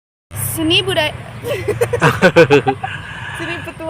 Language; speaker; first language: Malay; non-native, local second language; Sundanese